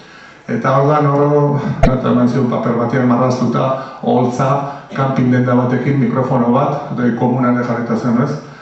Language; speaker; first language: Basque; native; Basque